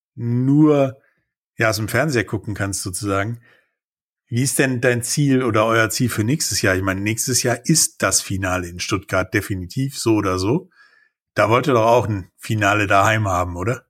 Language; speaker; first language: German; native; German